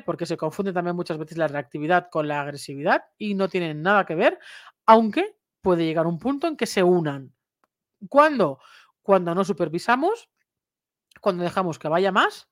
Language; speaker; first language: Spanish; native; Spanish